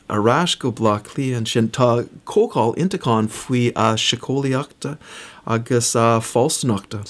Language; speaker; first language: Irish; non-native, fluent; English